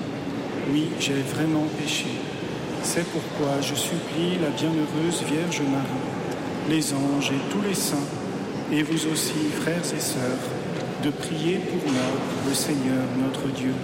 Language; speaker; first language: French; native; French